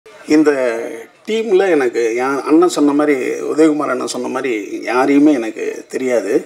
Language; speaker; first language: Tamil; native; Tamil